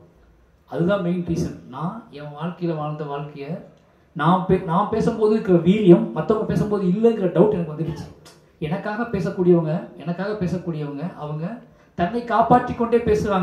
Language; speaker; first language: Tamil; native; Tamil